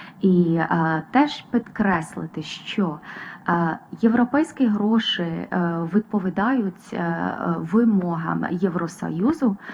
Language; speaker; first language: Ukrainian; non-native, fluent; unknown